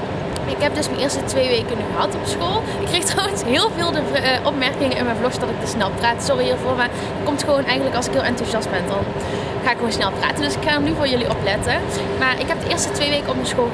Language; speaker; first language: Dutch; native; Dutch